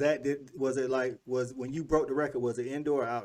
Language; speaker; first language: English; native; English